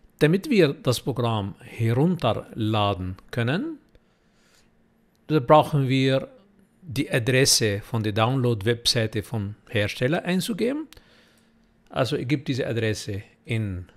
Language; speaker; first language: German; non-native, fluent; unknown